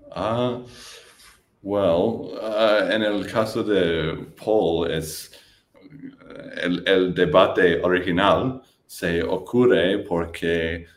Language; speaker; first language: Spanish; non-native, learner; English